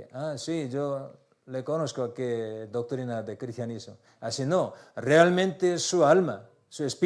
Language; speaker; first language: Spanish; non-native, learner; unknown